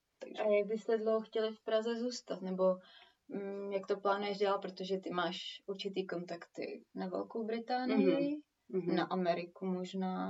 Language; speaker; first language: Czech; native; Czech